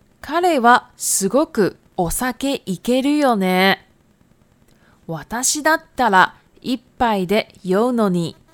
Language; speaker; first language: Japanese; non-native, fluent; Chinese